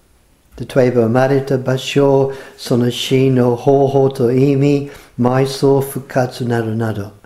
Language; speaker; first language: Japanese; non-native, fluent; English